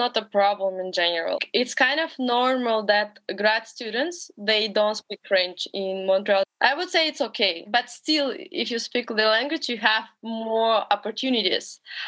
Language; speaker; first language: English; non-native, fluent; Russian